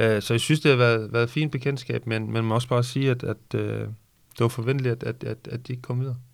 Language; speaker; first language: Danish; native; Danish